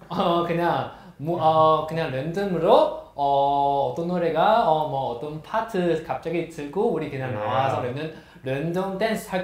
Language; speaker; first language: Korean; non-native, learner; Chinese